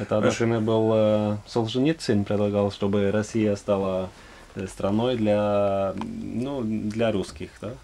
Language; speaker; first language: Russian; non-native, fluent; Norwegian